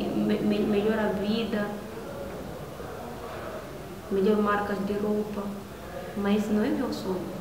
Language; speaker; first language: Portuguese; non-native, local second language; Makhuwa